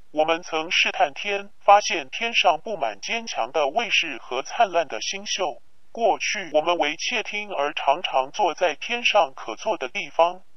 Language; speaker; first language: Chinese; non-native, local second language; Cantonese